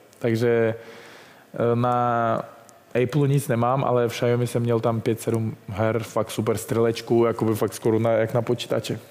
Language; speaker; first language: Czech; non-native, fluent; Russian